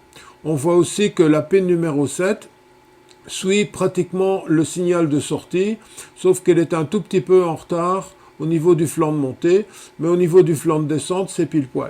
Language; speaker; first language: French; native; French